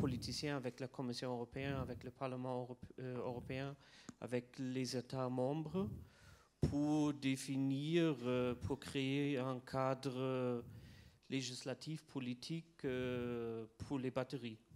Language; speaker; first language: French; non-native, fluent; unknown